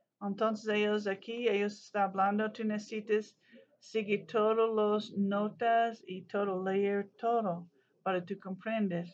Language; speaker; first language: Spanish; non-native, learner; English